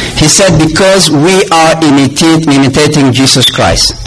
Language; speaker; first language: English; non-native, fluent; Indonesian